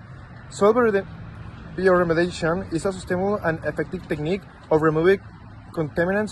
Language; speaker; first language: English; non-native, learner; Spanish